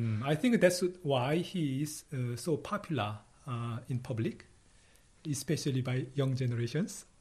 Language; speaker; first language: English; non-native, fluent; Korean